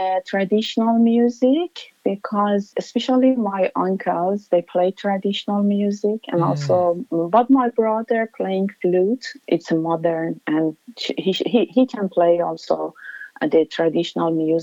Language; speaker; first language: English; non-native, fluent; Persian